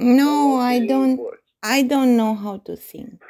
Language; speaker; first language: English; non-native, fluent; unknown